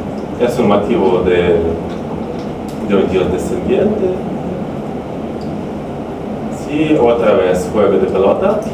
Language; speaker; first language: Spanish; non-native, fluent; Russian